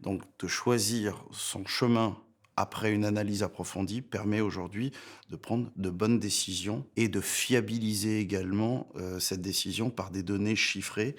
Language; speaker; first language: French; native; French